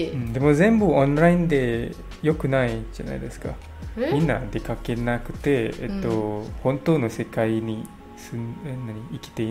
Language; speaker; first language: Japanese; non-native, learner; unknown